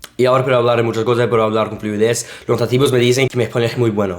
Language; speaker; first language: Spanish; non-native, fluent; English